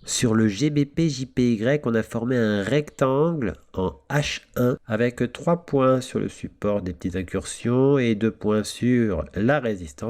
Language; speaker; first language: French; native; French